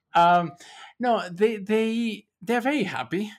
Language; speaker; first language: English; non-native, fluent; Spanish